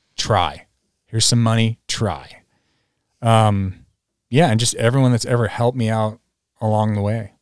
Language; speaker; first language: English; native; English